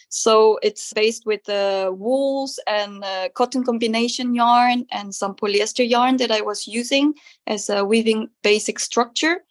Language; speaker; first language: English; non-native, fluent; Korean